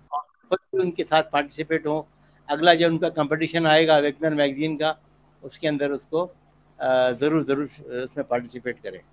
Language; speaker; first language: Urdu; native; Urdu